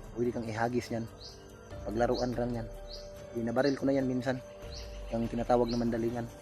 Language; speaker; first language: Filipino; non-native, local second language; Cebuano